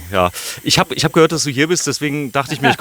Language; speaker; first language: German; native; German